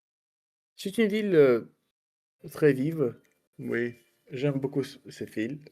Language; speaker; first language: French; non-native, learner; Russian